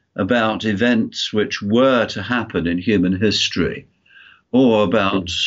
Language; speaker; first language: English; native; English